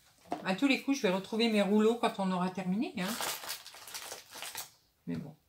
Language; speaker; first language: French; native; French